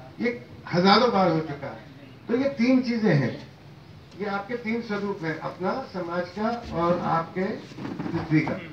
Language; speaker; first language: Hindi; native; Hindi